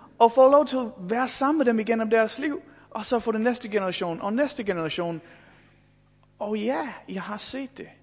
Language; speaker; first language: Danish; non-native, fluent; English